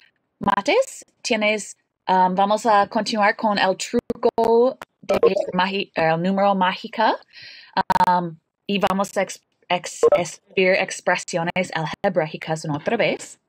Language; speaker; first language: Spanish; non-native, learner; English